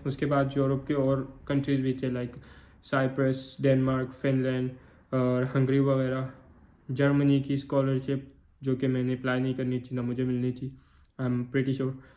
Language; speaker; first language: Urdu; non-native, local second language; Northern Hindko